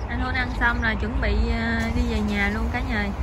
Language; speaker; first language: Vietnamese; native; Vietnamese